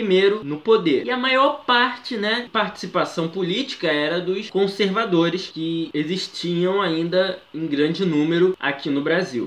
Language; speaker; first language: Portuguese; native; Portuguese